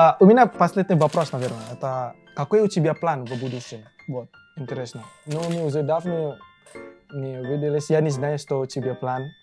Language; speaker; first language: Russian; non-native, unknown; Indonesian